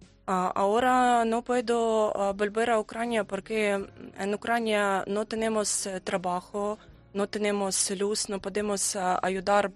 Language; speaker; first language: Spanish; non-native, learner; Ukrainian